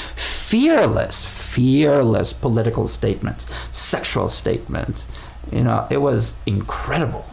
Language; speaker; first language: English; non-native, fluent; Spanish